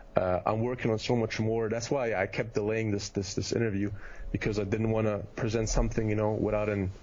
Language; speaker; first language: English; early bilingual, heritage; German